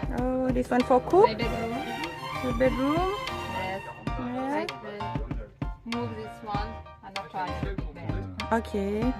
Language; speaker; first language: English; non-native, learner; Thai